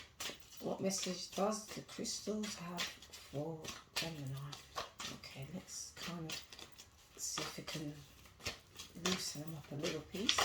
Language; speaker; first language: English; native; English